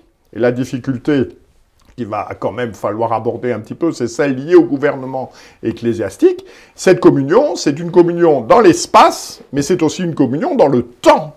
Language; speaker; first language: French; native; French